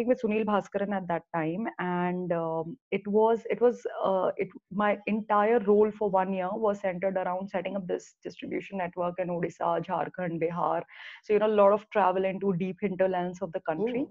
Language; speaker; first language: English; non-native, local second language; Hindi